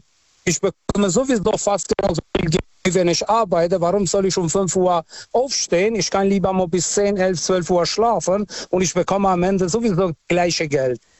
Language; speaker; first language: German; early bilingual, other home language; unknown